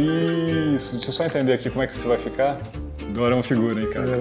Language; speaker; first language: Portuguese; native; Portuguese